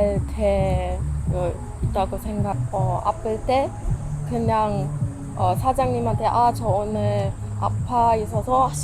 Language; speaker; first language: Korean; non-native, fluent; German